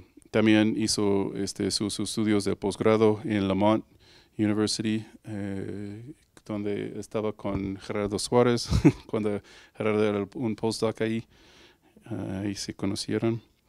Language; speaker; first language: Spanish; native; Spanish